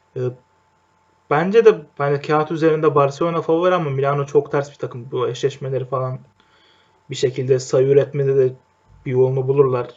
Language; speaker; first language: Turkish; native; Turkish